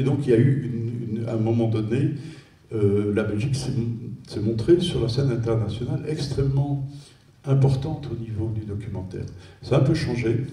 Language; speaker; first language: French; native; French